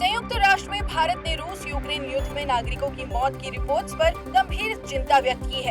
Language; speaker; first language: Hindi; native; Hindi